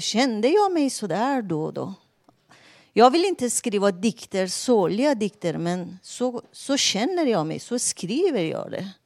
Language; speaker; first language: Swedish; non-native, fluent; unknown